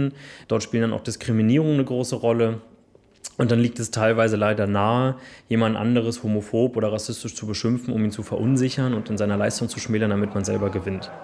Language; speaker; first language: German; native; German